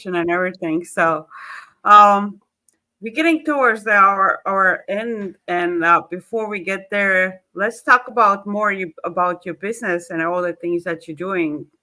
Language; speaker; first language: English; non-native, fluent; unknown